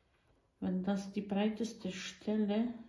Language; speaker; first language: German; non-native, fluent; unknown